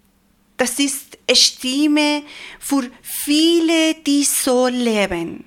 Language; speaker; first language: German; non-native, learner; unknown